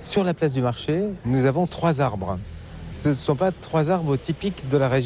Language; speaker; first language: French; native; French